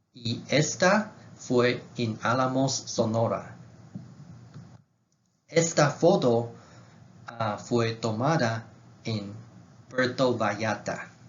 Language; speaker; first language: Spanish; non-native, learner; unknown